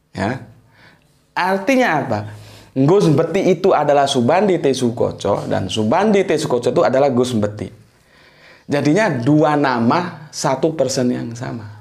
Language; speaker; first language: Indonesian; native; Indonesian